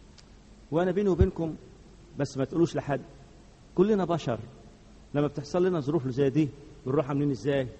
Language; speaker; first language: Arabic; native; Arabic